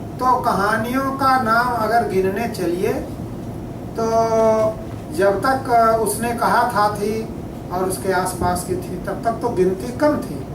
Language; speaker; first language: Hindi; native; Hindi